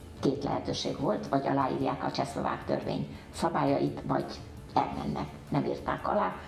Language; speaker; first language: Hungarian; early bilingual, heritage; Hungarian